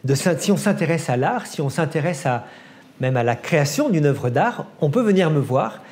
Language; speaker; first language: French; native; French